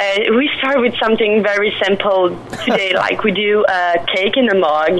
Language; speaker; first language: English; non-native, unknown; French